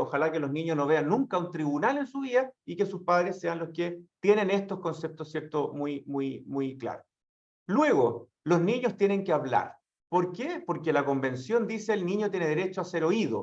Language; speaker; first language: Spanish; native; Spanish